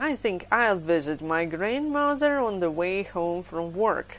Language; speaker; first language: English; non-native, fluent; Ukrainian